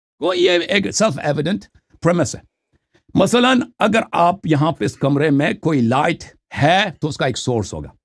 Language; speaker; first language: Urdu; non-native, fluent; Persian